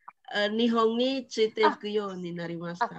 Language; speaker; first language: Japanese; non-native, fluent; Indonesian